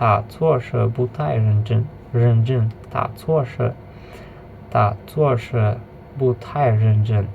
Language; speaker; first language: Chinese; non-native, learner; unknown